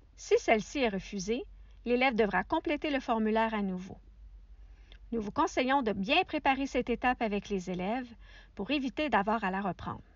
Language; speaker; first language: French; native; French